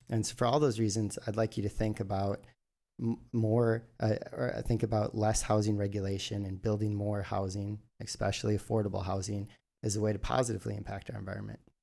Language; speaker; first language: English; native; English